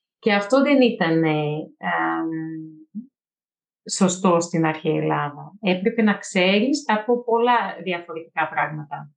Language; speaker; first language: Greek; non-native, fluent; Portuguese